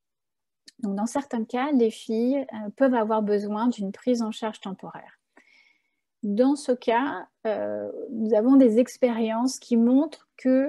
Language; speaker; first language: French; native; French